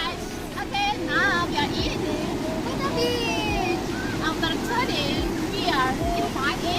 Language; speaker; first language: English; non-native, learner; Indonesian